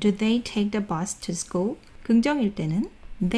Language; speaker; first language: Korean; native; Korean